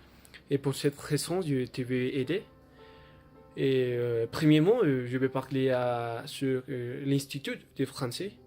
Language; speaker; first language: French; non-native, learner; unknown